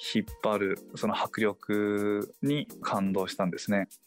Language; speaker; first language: Japanese; native; Japanese